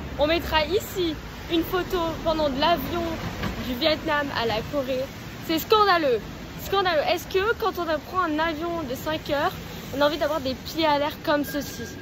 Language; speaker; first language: French; native; French